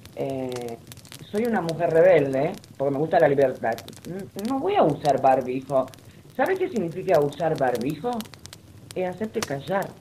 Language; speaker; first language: Spanish; non-native, fluent; Armenian